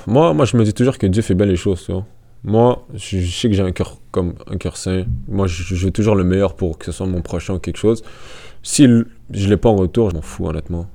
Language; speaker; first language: French; native; French